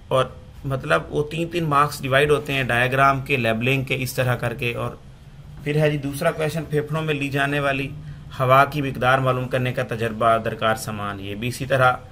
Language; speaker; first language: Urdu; non-native, local second language; Punjabi